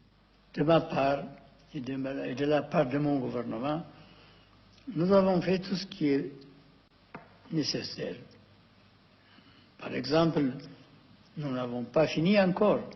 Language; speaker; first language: French; non-native, fluent; Amharic